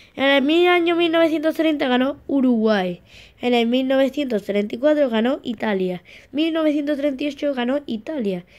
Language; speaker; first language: Spanish; native; Spanish